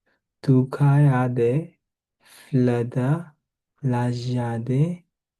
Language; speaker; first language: French; non-native, learner; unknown